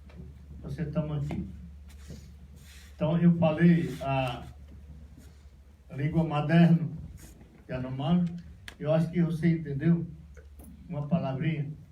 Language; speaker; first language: Portuguese; non-native, local second language; Yanomámi